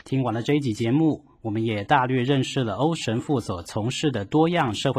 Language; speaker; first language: Chinese; native; Chinese